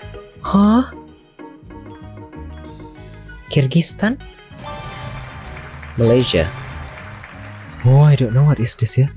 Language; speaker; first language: English; non-native, learner; Indonesian